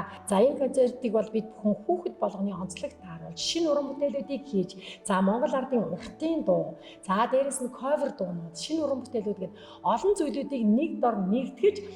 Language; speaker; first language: Mongolian; native; Mongolian